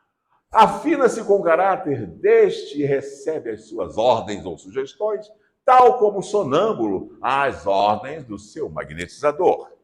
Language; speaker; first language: Portuguese; native; Portuguese